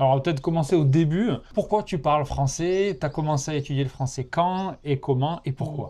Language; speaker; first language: French; native; French